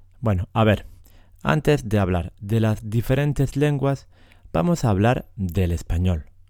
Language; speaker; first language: Spanish; native; Spanish